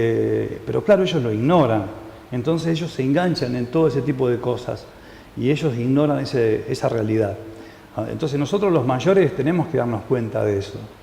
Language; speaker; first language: Spanish; native; Spanish